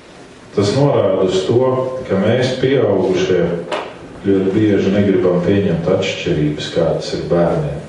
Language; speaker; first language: Latvian; native; Latvian